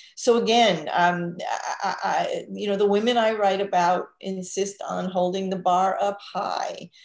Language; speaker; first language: English; native; English